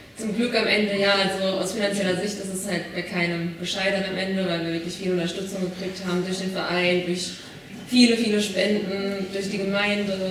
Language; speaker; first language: German; native; German